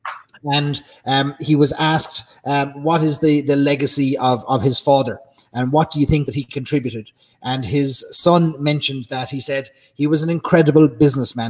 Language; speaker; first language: English; native; English